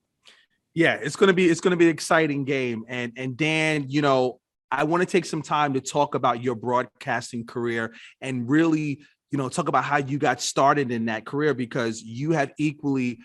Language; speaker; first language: English; native; English